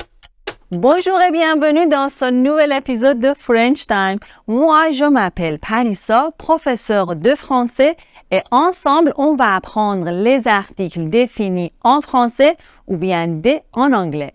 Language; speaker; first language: French; non-native, fluent; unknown